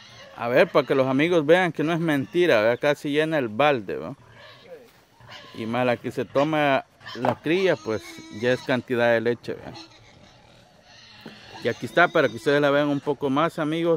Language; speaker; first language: Spanish; native; Spanish